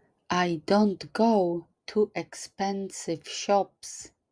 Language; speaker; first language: English; non-native, fluent; Polish